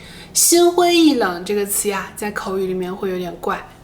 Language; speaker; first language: Chinese; native; Chinese